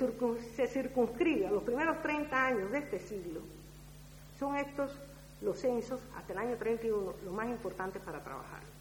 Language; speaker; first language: Spanish; native; Spanish